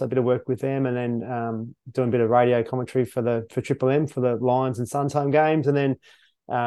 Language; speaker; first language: English; native; English